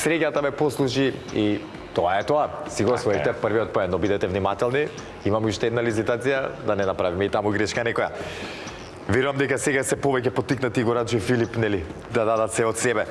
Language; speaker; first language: Macedonian; native; Macedonian